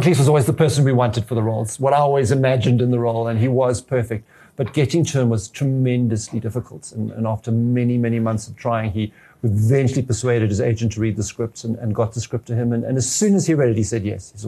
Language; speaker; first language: English; native; English